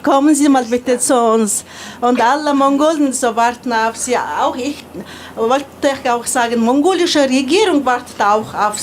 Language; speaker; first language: German; non-native, learner; Mongolian